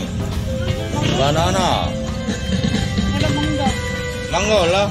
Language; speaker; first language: Korean; native; Korean